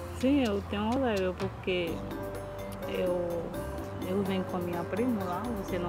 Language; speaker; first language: Portuguese; non-native, learner; Haitian Creole